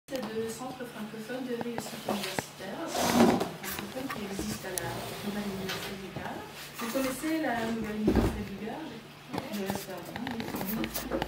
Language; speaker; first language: French; non-native, fluent; Bulgarian